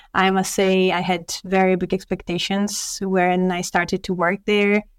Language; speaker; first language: English; non-native, fluent; Italian